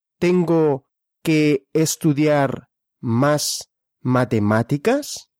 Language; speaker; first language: Spanish; non-native, fluent; Russian